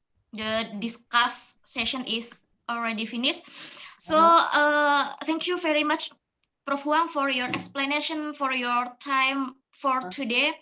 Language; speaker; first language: English; non-native, learner; Indonesian